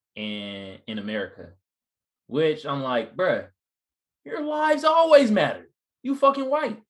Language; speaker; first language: English; native; English